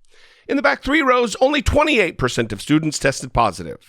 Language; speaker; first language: English; native; English